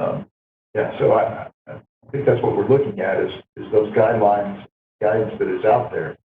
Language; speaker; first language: English; native; English